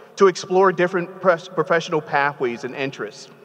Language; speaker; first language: English; native; English